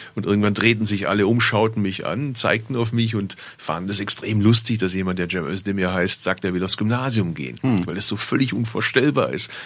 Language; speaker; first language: German; early bilingual, other home language; Turkish